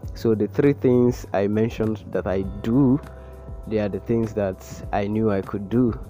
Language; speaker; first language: English; non-native, local second language; Igbo